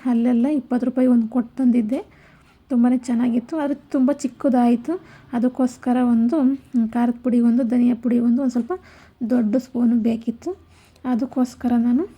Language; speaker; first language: Kannada; native; Kannada